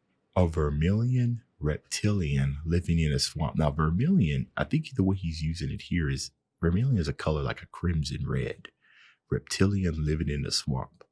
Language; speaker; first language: English; native; English